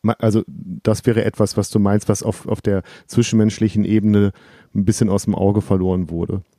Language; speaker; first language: German; native; German